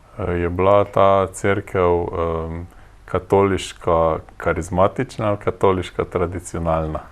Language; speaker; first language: Slovenian; native; Slovenian